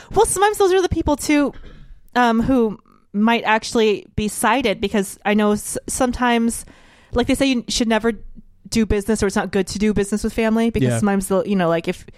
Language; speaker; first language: English; native; English